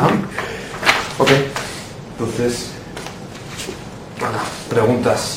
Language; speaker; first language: Spanish; native; Spanish